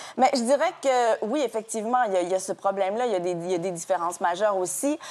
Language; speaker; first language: French; native; French